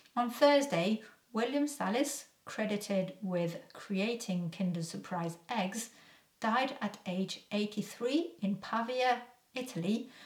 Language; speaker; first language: English; non-native, fluent; French